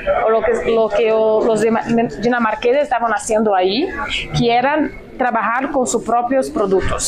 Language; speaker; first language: Spanish; non-native, fluent; Portuguese